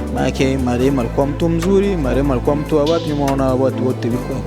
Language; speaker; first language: Swahili; native; Swahili